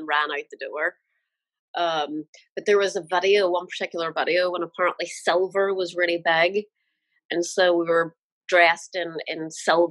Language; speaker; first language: English; native; English